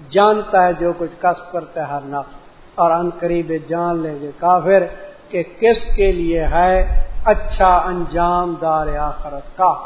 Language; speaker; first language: Urdu; non-native, local second language; Punjabi